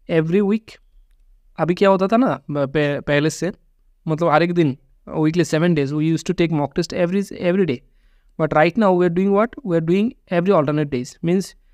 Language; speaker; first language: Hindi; non-native, local second language; Bangla